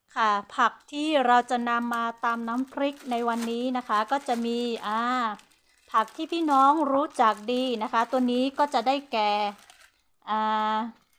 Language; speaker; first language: Thai; non-native, local second language; Karen languages